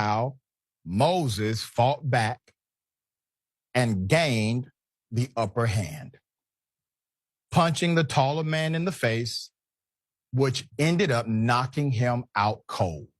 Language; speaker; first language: English; native; English